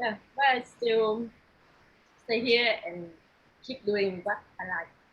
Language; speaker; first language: English; non-native, learner; Vietnamese